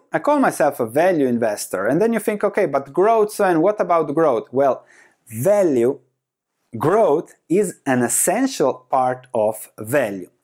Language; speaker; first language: English; non-native, fluent; Croatian